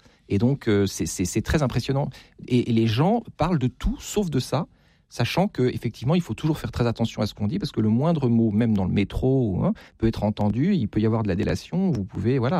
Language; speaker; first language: French; native; French